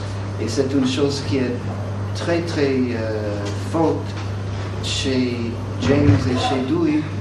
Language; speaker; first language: French; non-native, fluent; English